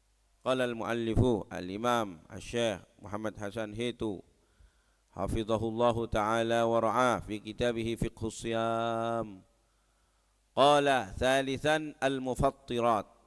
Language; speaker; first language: Arabic; non-native, fluent; Indonesian